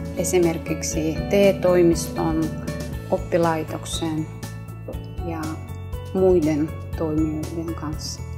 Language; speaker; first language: Finnish; non-native, learner; Ukrainian